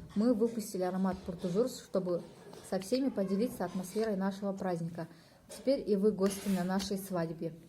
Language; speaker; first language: Russian; non-native, local second language; Kyrgyz